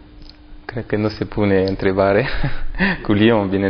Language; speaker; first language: Romanian; non-native, learner; French